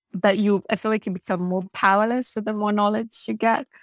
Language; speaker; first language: English; non-native, local second language; Ganda